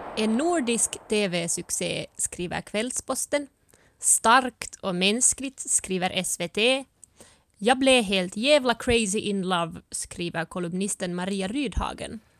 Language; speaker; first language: Swedish; early bilingual, other home language; Finnish